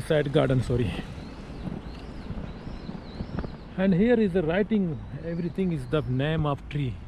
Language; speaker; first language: English; non-native, learner; Urdu